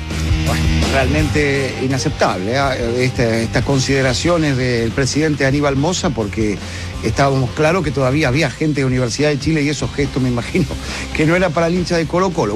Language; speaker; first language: Spanish; native; Spanish